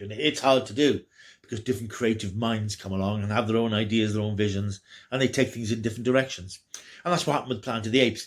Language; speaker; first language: English; native; English